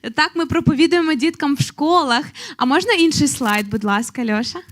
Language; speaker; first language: Ukrainian; native; Ukrainian